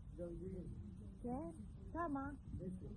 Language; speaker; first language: Hebrew; non-native, learner; Filipino